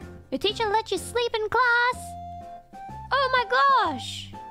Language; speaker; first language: English; native; English